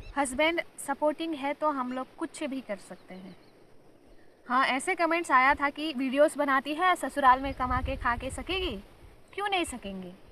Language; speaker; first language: Hindi; non-native, local second language; Sadri